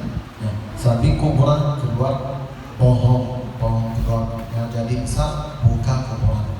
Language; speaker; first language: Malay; non-native, learner; Arabic